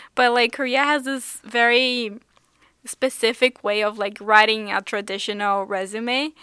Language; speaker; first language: English; non-native, fluent; Portuguese